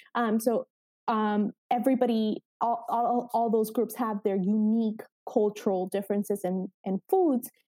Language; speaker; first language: English; early bilingual, other home language; Spanish